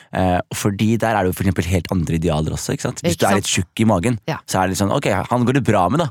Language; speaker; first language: Norwegian; early bilingual, other home language; Somali